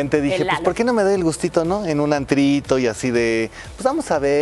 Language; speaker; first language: Spanish; native; Spanish